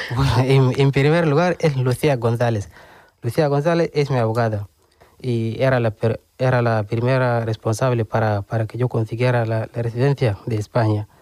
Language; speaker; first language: Spanish; non-native, learner; Arabic